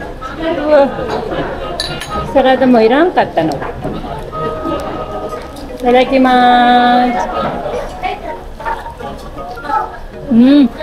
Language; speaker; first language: Japanese; non-native, fluent; Filipino